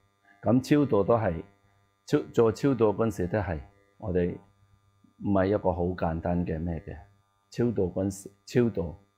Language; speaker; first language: Cantonese; non-native, learner; Tibetan